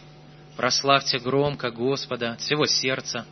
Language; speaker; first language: Russian; native; Russian